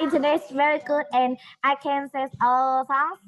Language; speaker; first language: English; non-native, learner; Vietnamese